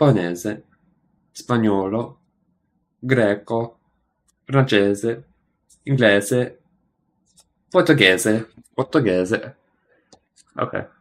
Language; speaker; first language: Italian; non-native, learner; English